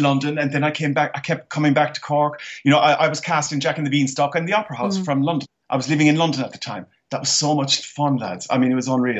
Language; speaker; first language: English; native; English